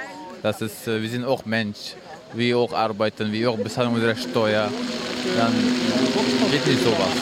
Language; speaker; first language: German; non-native, learner; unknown